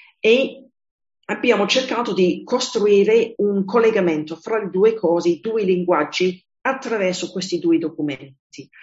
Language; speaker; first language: Italian; non-native, fluent; English